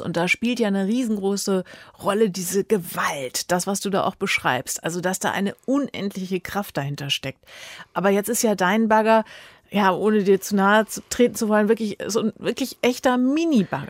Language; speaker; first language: German; native; German